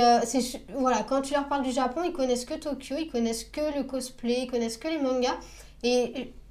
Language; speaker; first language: French; native; French